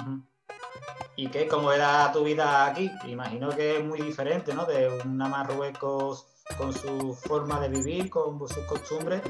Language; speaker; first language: Spanish; native; Spanish